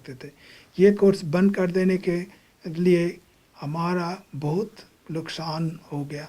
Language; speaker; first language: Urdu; non-native, fluent; Bangla